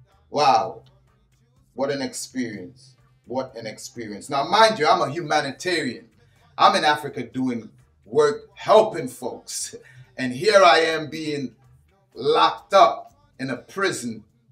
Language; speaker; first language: English; native; English